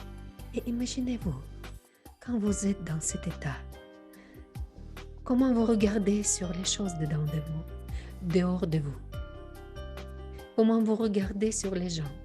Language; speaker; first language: French; non-native, learner; Russian